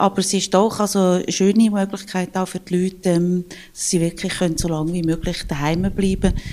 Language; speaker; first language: German; native; German